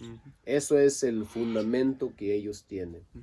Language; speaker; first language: Spanish; non-native, local second language; Low German